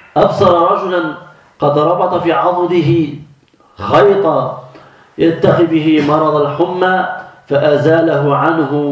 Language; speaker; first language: Arabic; non-native, fluent; French